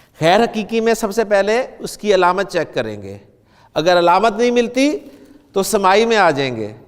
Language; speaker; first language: Urdu; native; Urdu